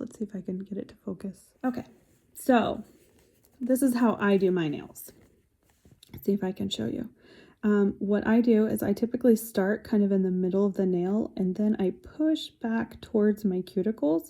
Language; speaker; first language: English; native; English